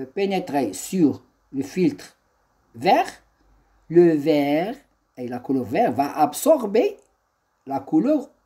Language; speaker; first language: French; non-native, local second language; Arabic